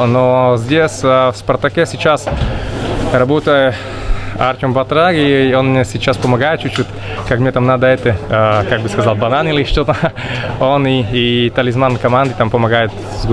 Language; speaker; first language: Russian; non-native, learner; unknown